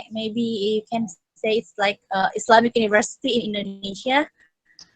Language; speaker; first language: English; non-native, learner; Indonesian